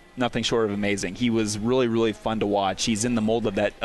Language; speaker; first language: English; native; English